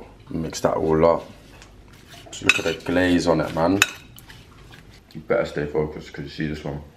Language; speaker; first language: English; native; English